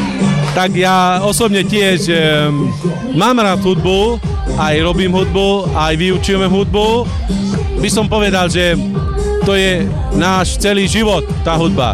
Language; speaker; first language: Slovak; non-native, local second language; Romany